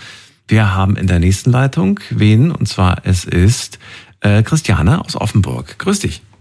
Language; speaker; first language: German; native; German